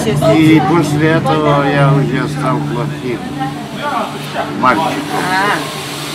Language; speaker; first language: Russian; non-native, local second language; Lithuanian